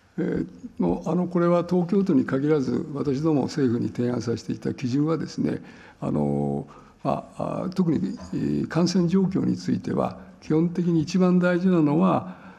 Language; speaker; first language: Japanese; native; Japanese